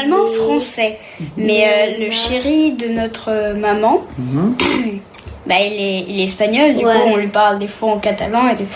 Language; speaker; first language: French; early bilingual, heritage; French